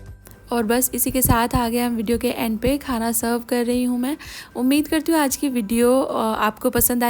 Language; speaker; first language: Hindi; native; Hindi